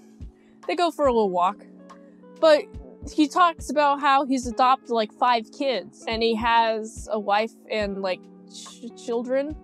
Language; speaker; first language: English; native; English